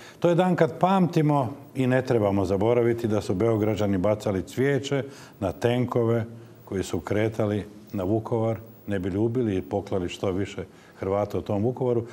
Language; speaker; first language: Croatian; native; Croatian